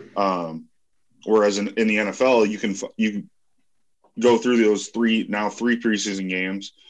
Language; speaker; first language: English; native; English